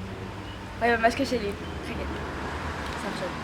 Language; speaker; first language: Hebrew; early bilingual, heritage; French